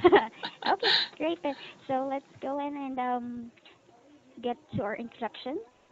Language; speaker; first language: English; non-native, local second language; Filipino